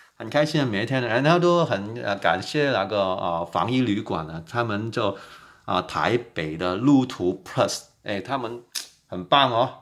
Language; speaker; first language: Chinese; non-native, local second language; Cantonese